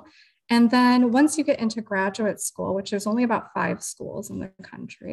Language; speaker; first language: English; native; English